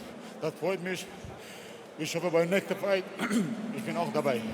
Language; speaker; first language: German; non-native, learner; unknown